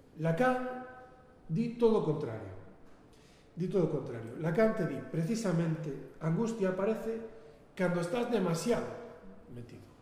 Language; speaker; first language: Galician; non-native, local second language; Spanish